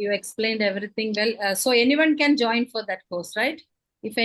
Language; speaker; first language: English; non-native, local second language; Malayalam